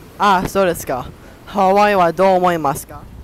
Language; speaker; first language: Japanese; non-native, learner; English